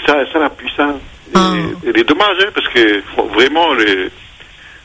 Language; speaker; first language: French; non-native, local second language; Réunion Creole French